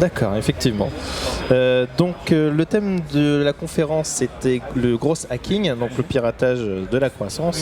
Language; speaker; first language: French; native; French